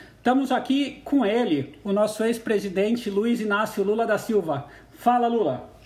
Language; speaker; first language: Portuguese; native; Portuguese